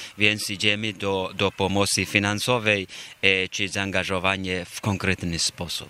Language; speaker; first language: Polish; non-native, fluent; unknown